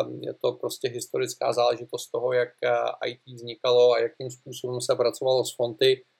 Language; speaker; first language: Czech; native; Czech